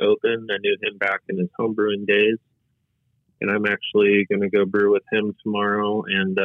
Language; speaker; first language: English; native; English